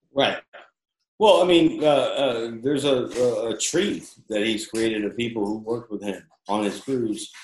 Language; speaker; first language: English; early bilingual, other home language; Filipino